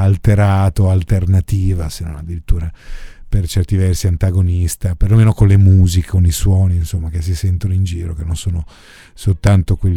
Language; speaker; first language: Italian; native; Italian